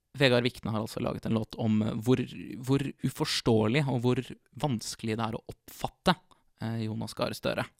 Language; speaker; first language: Norwegian; native; Norwegian